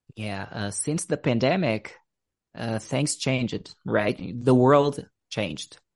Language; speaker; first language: English; non-native, fluent; Portuguese